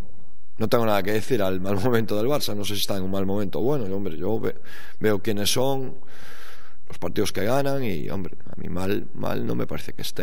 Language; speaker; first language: Spanish; native; Spanish